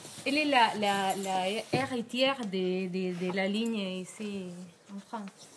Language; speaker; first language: French; non-native, fluent; Spanish